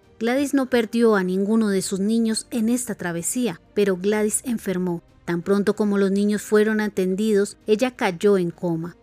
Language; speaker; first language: Spanish; native; Spanish